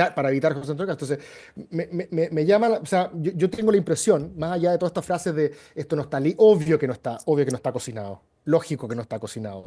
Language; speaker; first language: Spanish; native; Spanish